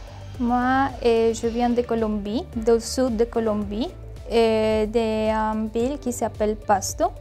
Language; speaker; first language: French; non-native, learner; Spanish